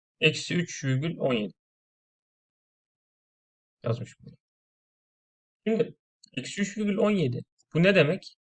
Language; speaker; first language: Turkish; native; Turkish